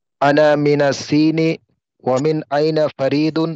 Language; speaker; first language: Arabic; non-native, learner; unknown